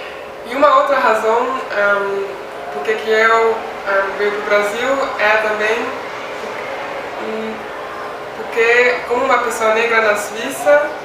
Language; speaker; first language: Portuguese; non-native, fluent; Swiss German